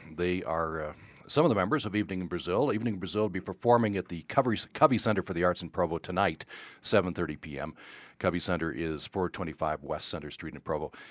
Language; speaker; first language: English; native; English